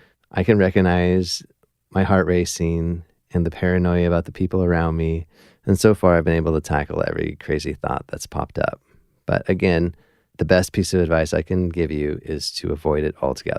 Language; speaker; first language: English; native; English